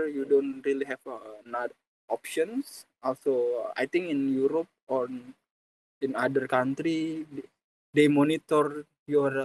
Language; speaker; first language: English; non-native, fluent; Indonesian